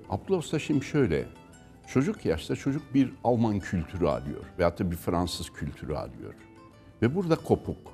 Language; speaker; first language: Turkish; native; Turkish